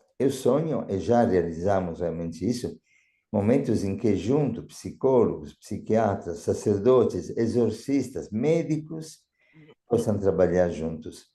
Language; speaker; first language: Portuguese; non-native, fluent; Italian